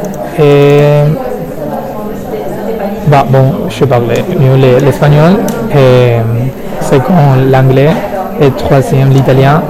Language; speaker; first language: French; non-native, learner; Spanish